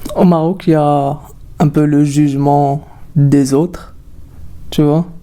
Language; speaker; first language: French; non-native, local second language; Arabic